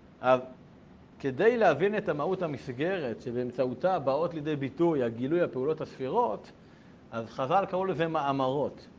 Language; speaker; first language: Hebrew; native; Hebrew